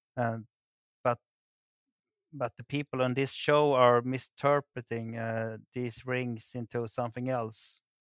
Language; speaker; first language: English; non-native, fluent; Swedish